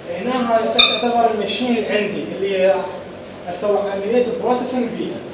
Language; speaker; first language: Arabic; native; Arabic